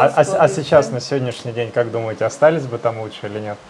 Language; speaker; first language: Russian; native; Russian